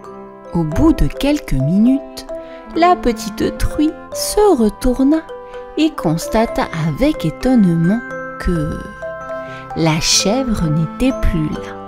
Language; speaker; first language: French; native; French